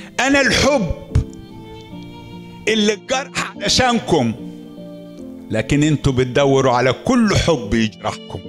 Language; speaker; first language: Arabic; native; Arabic